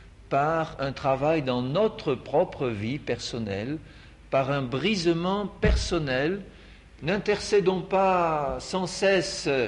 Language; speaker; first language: French; native; French